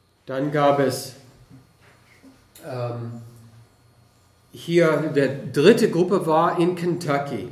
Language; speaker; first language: German; non-native, fluent; English